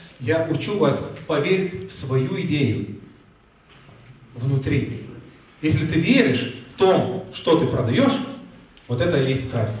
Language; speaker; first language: Russian; non-native, fluent; Lithuanian